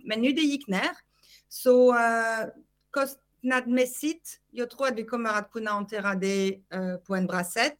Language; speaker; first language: Swedish; non-native, fluent; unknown